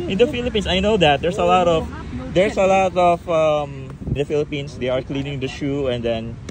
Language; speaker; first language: English; non-native, local second language; Filipino